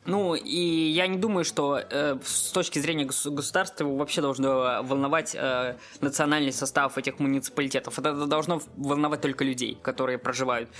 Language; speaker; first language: Russian; native; Russian